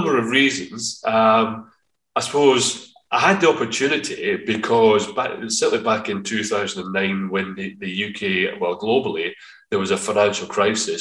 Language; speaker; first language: English; native; English